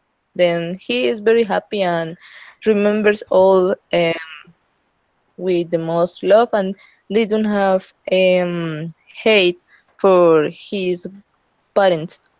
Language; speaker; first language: English; non-native, learner; Spanish